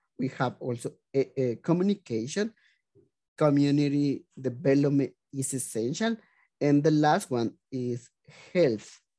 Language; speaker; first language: English; non-native, fluent; Spanish